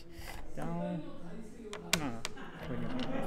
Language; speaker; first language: Portuguese; non-native, learner; Japanese